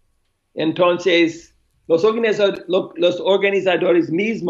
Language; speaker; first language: Spanish; non-native, fluent; English